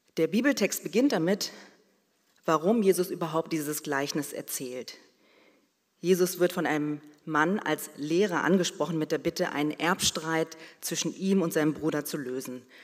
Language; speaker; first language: German; early bilingual, other home language; Korean